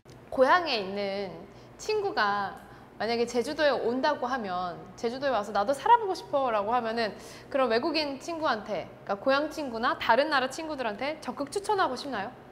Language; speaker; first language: Korean; native; Korean